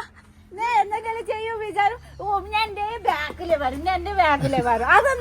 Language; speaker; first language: Malayalam; non-native, learner; Nepali